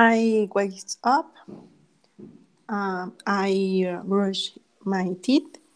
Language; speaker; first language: English; non-native, learner; Spanish